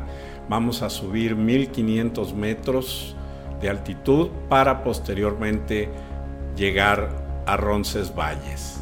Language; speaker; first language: Spanish; native; Spanish